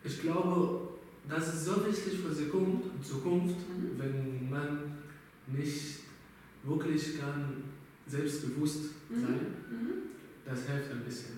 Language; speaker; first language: German; non-native, learner; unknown